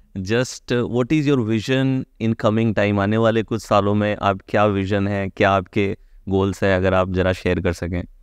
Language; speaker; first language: Hindi; native; Hindi